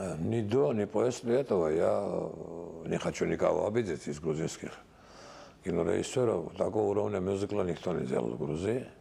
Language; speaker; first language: Russian; non-native, local second language; Georgian